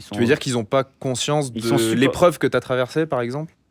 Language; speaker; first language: French; native; French